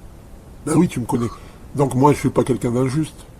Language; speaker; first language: French; native; French